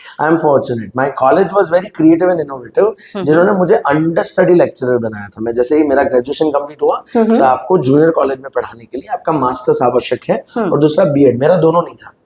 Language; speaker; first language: Hindi; non-native, local second language; Gujarati